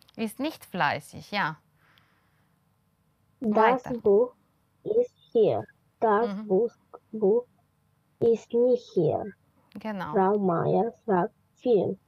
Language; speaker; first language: German; non-native, learner; Romanian